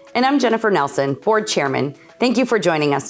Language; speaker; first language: English; native; English